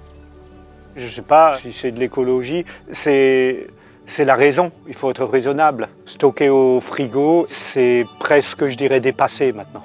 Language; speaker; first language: French; native; French